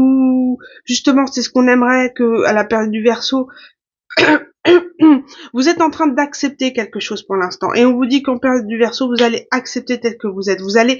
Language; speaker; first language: French; native; French